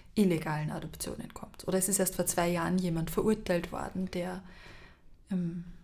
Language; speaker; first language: German; native; German